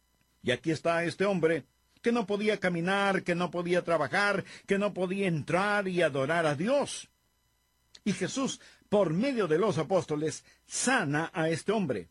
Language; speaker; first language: Spanish; native; Spanish